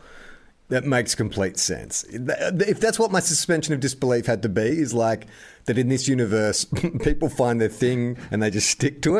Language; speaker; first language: English; native; English